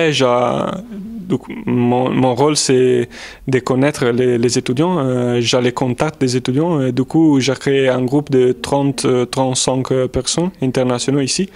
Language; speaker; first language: French; non-native, fluent; Italian